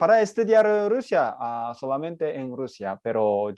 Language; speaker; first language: Spanish; non-native, learner; Japanese